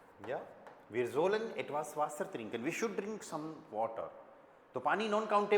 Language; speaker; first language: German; non-native, fluent; Hindi